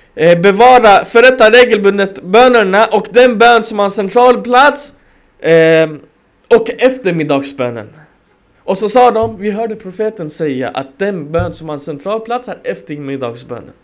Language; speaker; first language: Swedish; early bilingual, other home language; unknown